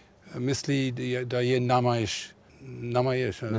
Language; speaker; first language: Persian; non-native, fluent; English